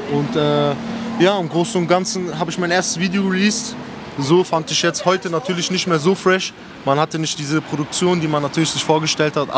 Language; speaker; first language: German; native; German